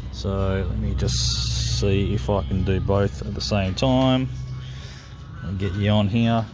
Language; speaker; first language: English; native; English